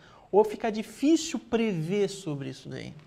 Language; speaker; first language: Portuguese; native; Portuguese